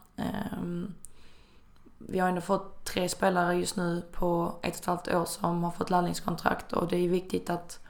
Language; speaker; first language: Swedish; native; Swedish